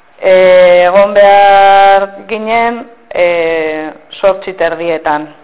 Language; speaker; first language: Basque; non-native, local second language; Spanish